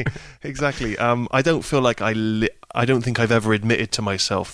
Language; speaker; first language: English; native; English